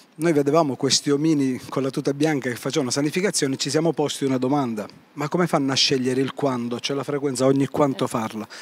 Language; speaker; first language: Italian; native; Italian